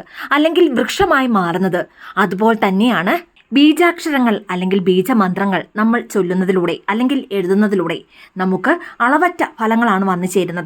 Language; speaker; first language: Malayalam; native; Malayalam